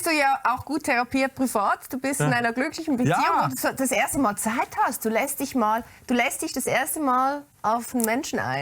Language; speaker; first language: German; native; German